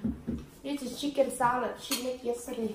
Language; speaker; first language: English; non-native, learner; Thai